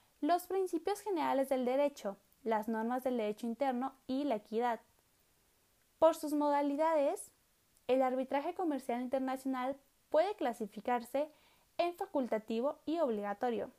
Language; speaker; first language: Spanish; native; Spanish